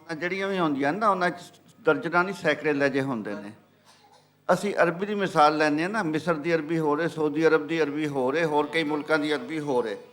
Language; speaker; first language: Punjabi; native; Punjabi